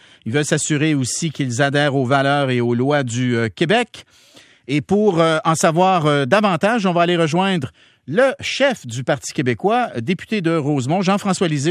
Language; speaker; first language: French; native; French